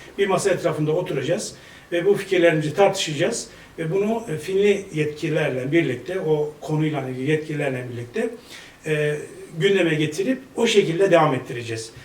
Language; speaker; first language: Turkish; native; Turkish